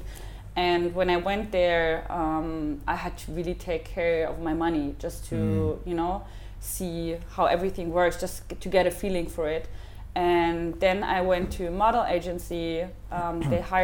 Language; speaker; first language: English; non-native, fluent; German